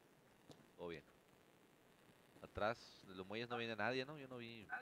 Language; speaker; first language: Spanish; native; Spanish